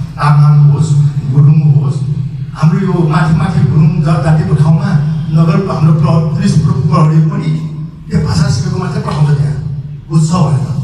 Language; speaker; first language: Nepali; non-native, local second language; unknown